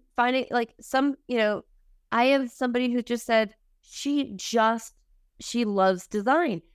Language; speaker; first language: English; native; English